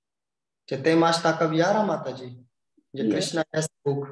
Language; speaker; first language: Polish; non-native, learner; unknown